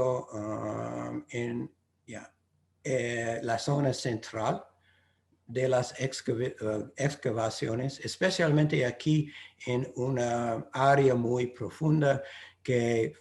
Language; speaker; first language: Spanish; non-native, fluent; English